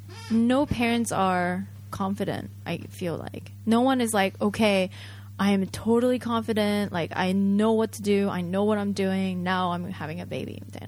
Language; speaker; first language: English; early bilingual, other home language; Japanese